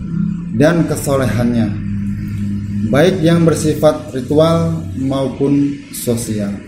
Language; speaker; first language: Indonesian; native; Indonesian